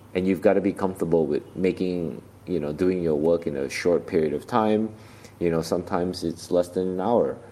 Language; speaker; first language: English; native; English